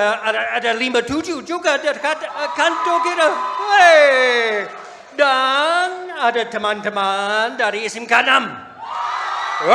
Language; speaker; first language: Indonesian; non-native, fluent; English